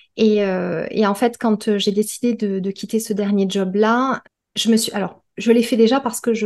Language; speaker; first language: French; native; French